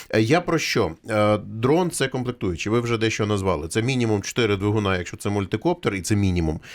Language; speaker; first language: Ukrainian; native; Ukrainian